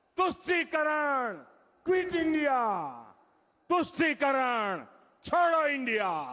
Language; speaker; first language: Hindi; non-native, local second language; Gujarati